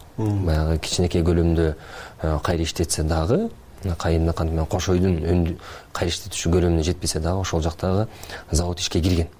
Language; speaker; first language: Kyrgyz; native; Kyrgyz